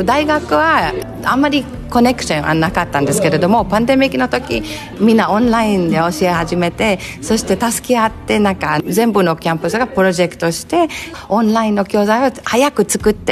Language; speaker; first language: Japanese; non-native, fluent; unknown